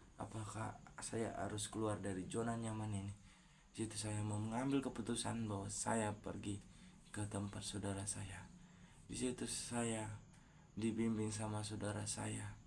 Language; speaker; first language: Indonesian; native; Indonesian